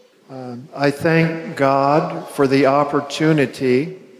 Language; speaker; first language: English; native; English